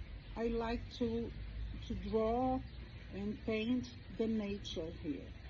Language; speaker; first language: English; non-native, fluent; Portuguese